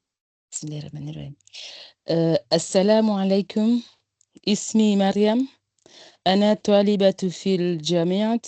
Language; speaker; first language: Arabic; non-native, learner; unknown